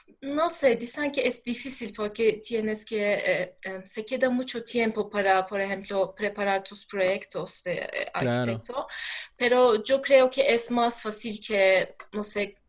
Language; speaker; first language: Spanish; non-native, learner; Turkish